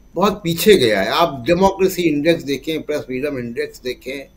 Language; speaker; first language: Hindi; native; Hindi